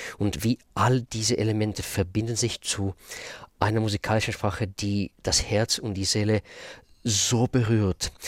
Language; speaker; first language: German; non-native, fluent; Russian